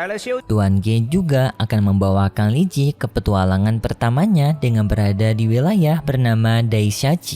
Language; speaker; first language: Indonesian; native; Indonesian